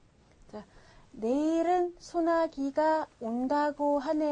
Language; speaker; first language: Korean; non-native, fluent; Mongolian